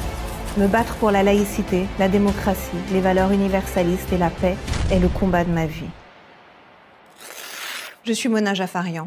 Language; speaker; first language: French; native; French